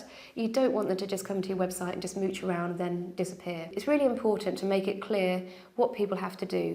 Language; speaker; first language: English; native; English